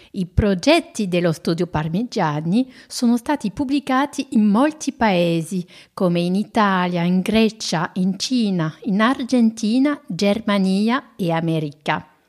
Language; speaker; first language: Italian; non-native, fluent; French